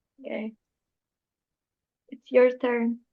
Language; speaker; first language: English; non-native, learner; Indonesian